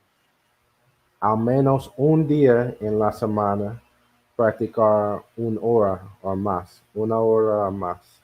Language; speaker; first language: Spanish; non-native, learner; English